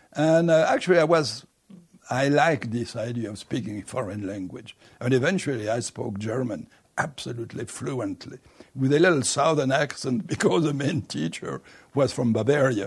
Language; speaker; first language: English; non-native, fluent; French